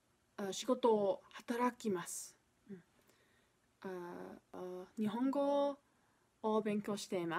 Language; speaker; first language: Japanese; non-native, learner; English